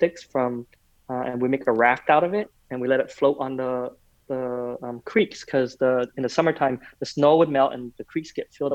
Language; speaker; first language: English; native; English